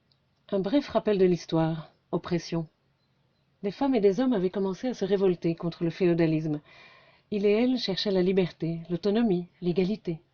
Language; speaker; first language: French; native; French